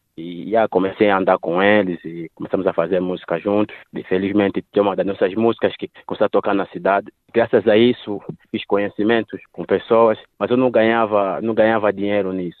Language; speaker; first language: Portuguese; early bilingual, other home language; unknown